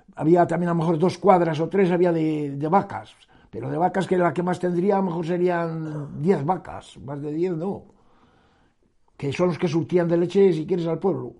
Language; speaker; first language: Spanish; native; Spanish